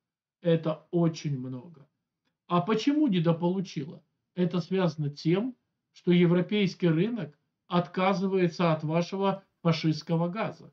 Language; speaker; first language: Russian; native; Russian